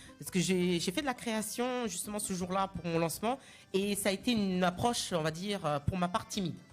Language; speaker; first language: French; non-native, local second language; Malagasy